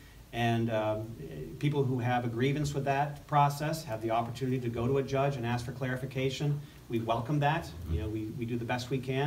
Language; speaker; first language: English; native; English